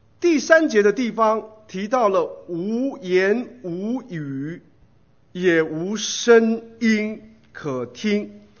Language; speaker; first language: Chinese; native; Chinese